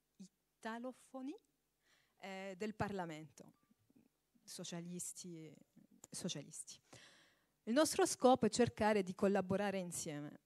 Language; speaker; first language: Italian; early bilingual, heritage; Italian